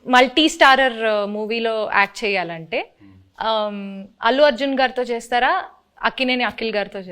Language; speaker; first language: Telugu; native; Telugu